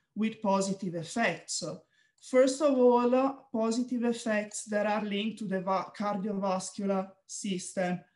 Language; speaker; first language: English; non-native, fluent; Italian